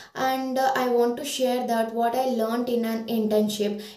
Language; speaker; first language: English; non-native, local second language; Kannada